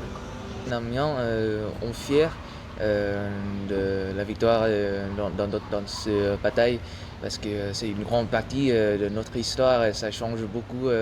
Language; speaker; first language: French; non-native, learner; Vietnamese